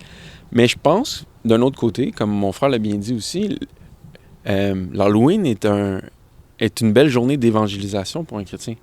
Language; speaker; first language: French; native; French